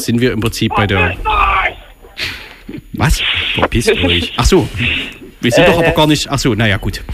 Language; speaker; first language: German; native; German